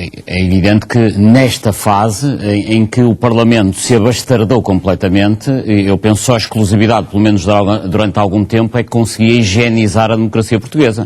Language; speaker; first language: Portuguese; native; Portuguese